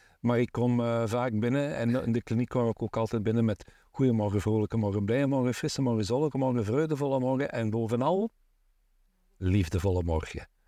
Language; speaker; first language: Dutch; native; Dutch